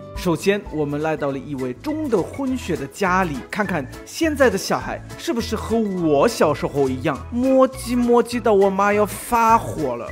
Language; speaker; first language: Chinese; non-native, fluent; German